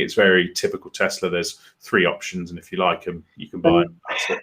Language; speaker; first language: English; native; English